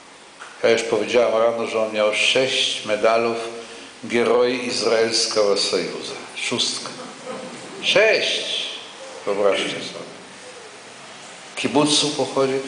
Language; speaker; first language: Polish; non-native, local second language; Yiddish